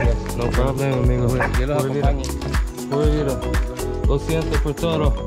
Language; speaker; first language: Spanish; non-native, learner; English